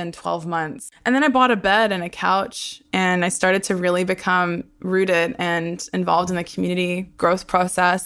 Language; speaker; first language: English; non-native, local second language; Hebrew